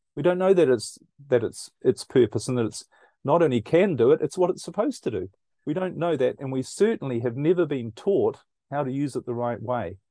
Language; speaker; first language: English; native; English